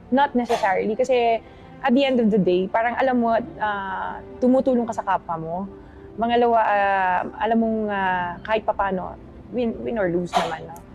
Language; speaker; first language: Filipino; native; Filipino